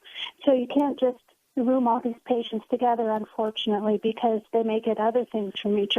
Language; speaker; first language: English; native; English